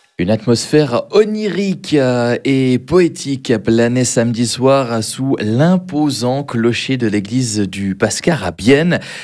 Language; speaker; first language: French; native; French